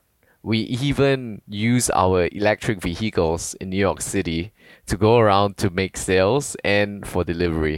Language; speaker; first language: English; native; English